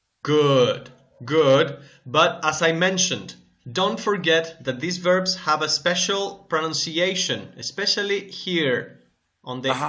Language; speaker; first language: English; non-native, fluent; Spanish